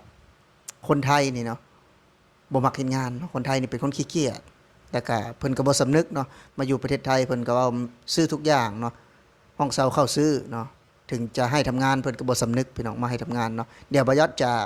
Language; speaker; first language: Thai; non-native, local second language; Lao